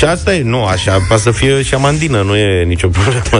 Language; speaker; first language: Romanian; native; Romanian